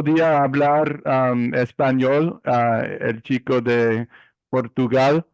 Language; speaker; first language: Spanish; non-native, learner; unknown